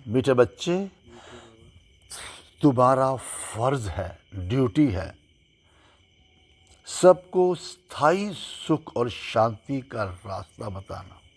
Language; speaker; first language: Hindi; native; Hindi